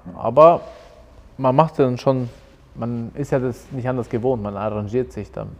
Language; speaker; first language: German; early bilingual, other home language; Albanian